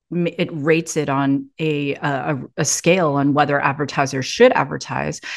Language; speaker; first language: English; native; English